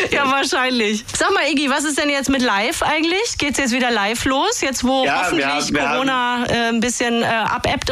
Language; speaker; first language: German; native; German